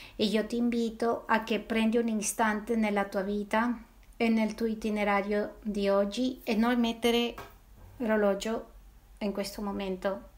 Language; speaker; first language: Italian; non-native, fluent; Spanish